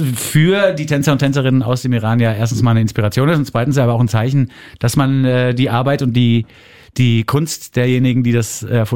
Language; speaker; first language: German; native; German